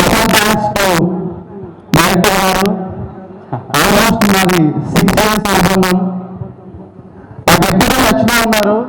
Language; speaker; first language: Telugu; native; Telugu